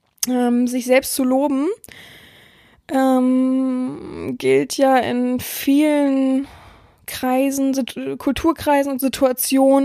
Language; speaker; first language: German; native; German